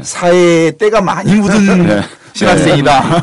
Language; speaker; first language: Korean; native; Korean